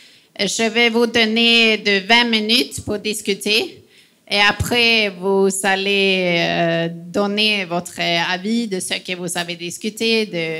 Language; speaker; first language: French; non-native, fluent; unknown